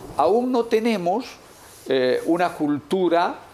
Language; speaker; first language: Spanish; native; Spanish